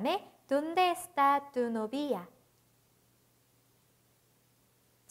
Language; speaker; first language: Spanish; non-native, fluent; Korean